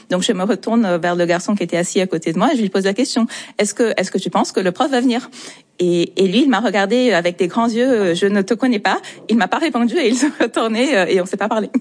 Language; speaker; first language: French; non-native, fluent; Portuguese